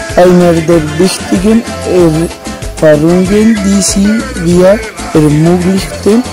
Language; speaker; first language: German; non-native, learner; Spanish